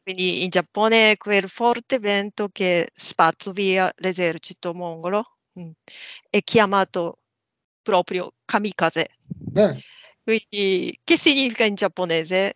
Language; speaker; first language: Italian; non-native, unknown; Japanese